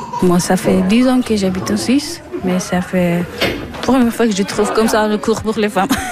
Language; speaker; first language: French; non-native, learner; Persian